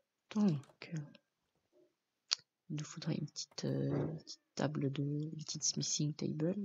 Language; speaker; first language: French; native; French